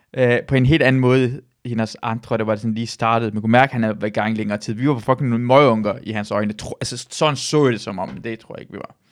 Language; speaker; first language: Danish; non-native, fluent; Persian